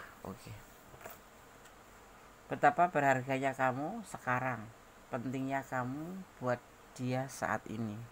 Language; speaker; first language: Indonesian; native; Indonesian